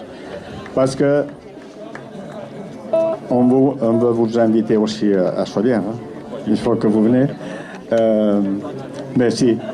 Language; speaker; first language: French; non-native, learner; Catalan